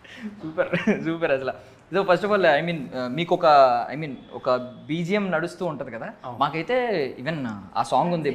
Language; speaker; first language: Telugu; native; Telugu